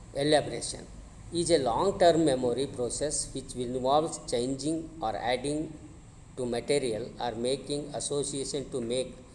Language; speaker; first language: English; non-native, local second language; Kannada